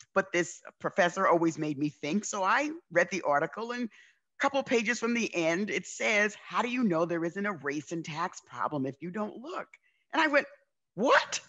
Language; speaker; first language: English; native; English